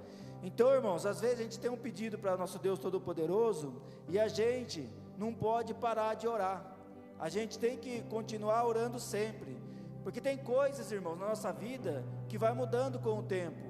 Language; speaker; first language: Portuguese; native; Portuguese